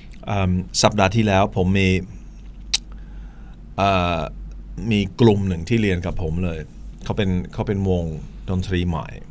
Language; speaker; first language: Thai; non-native, fluent; English